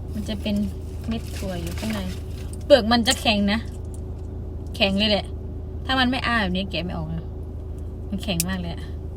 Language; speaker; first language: Thai; non-native, local second language; Khmer